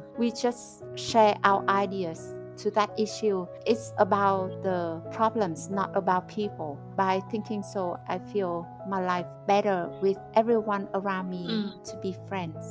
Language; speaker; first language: English; non-native, fluent; Vietnamese